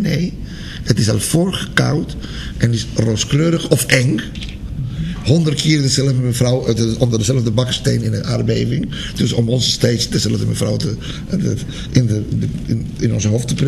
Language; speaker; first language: Dutch; non-native, fluent; Spanish